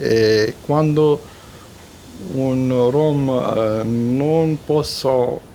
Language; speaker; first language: Italian; non-native, learner; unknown